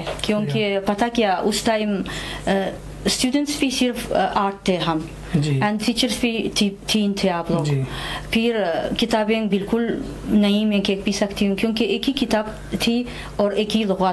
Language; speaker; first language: Hindi; non-native, fluent; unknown